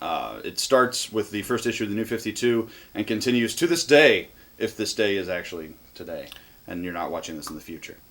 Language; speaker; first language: English; native; English